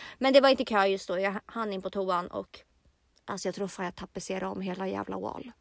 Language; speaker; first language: Swedish; native; Swedish